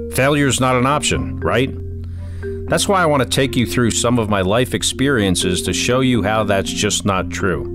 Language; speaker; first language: English; native; English